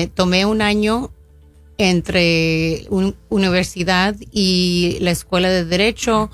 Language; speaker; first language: Spanish; early bilingual, heritage; Spanish